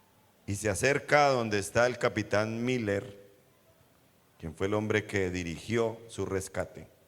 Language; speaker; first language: Spanish; native; Spanish